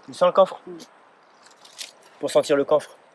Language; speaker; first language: French; native; French